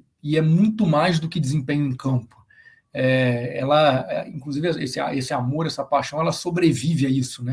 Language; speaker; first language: Portuguese; native; Portuguese